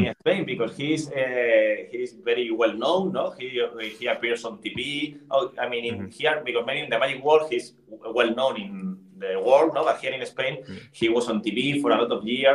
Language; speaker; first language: English; non-native, learner; Spanish